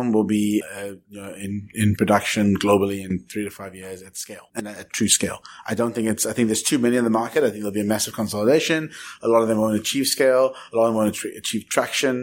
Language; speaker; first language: English; native; English